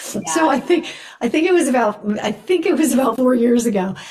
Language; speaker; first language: English; native; English